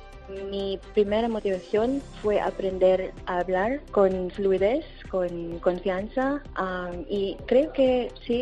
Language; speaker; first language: Spanish; non-native, fluent; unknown